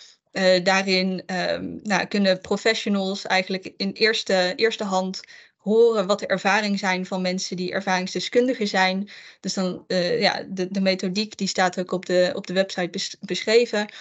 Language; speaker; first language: Dutch; native; Dutch